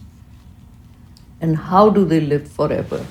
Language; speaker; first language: English; non-native, local second language; Urdu